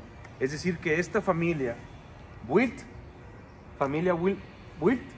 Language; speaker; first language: Spanish; native; Spanish